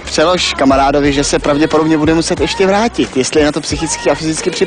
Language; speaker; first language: Czech; native; Czech